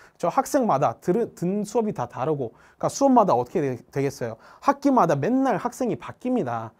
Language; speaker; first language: Korean; native; Korean